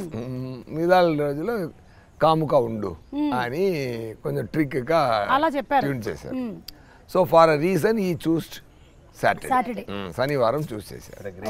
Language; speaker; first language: Telugu; non-native, fluent; Tamil